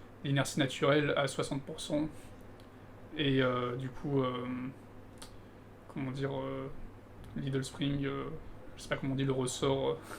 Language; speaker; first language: French; native; French